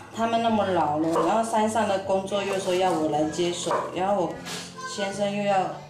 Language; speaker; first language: Chinese; native; Chinese